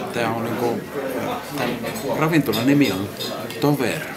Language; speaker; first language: Finnish; native; Finnish